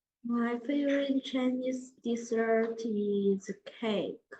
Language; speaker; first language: English; non-native, learner; Chinese